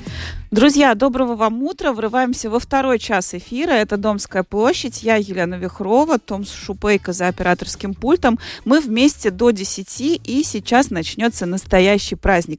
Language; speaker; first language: Russian; native; Russian